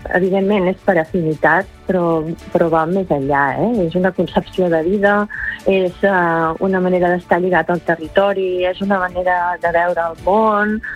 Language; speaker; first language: Catalan; native; Catalan